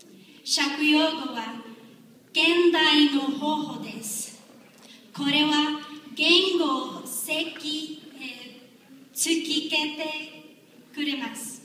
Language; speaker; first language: Japanese; non-native, learner; Spanish